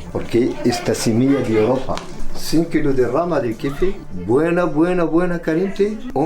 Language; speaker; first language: Spanish; non-native, learner; Arabic